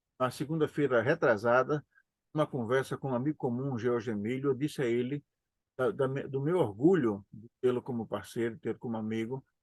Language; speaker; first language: Portuguese; native; Portuguese